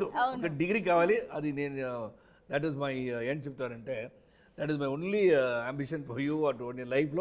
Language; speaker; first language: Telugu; non-native, local second language; Tamil